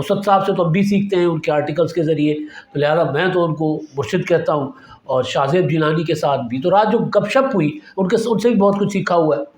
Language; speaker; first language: Urdu; non-native, local second language; Sindhi